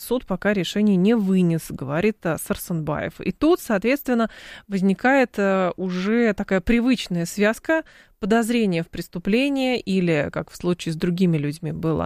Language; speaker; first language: Russian; native; Russian